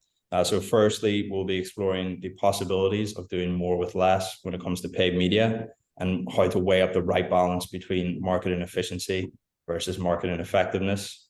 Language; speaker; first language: English; native; English